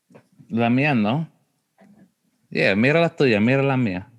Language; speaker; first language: Spanish; early bilingual, heritage; Spanish